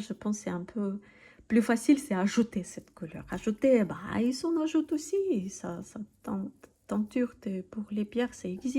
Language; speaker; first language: French; non-native, learner; Russian